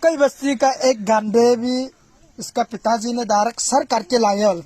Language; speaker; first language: Hindi; non-native, local second language; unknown